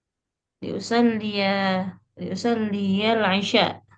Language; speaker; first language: Arabic; non-native, learner; Indonesian